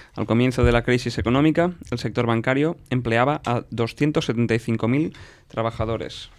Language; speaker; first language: Spanish; non-native, local second language; Catalan